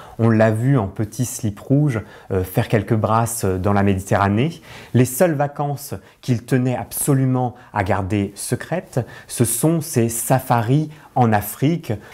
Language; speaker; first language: French; native; French